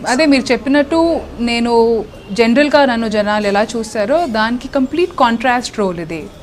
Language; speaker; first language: Telugu; non-native, local second language; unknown